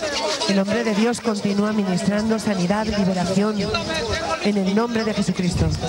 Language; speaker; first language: Spanish; native; Spanish